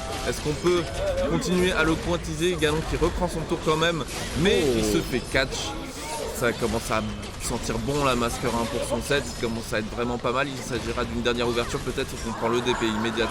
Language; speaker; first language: French; native; French